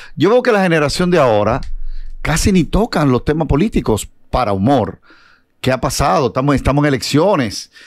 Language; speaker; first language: Spanish; native; Spanish